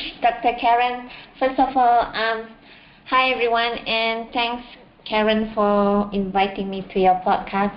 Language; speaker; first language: English; non-native, local second language; Malay